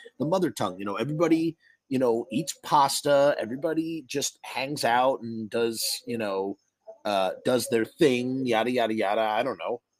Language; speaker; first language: English; native; English